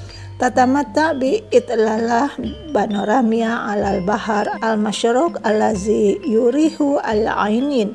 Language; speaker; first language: Arabic; non-native, fluent; Indonesian